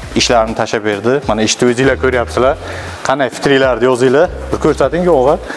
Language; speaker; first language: Uzbek; native; Uzbek